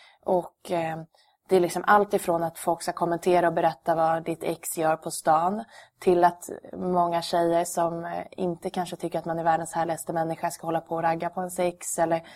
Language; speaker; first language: Swedish; native; Swedish